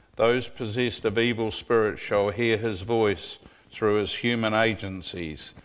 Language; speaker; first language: English; native; English